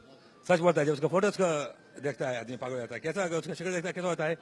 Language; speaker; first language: Hindi; non-native, learner; Arabic